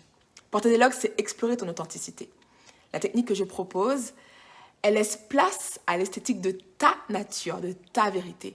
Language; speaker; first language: French; native; French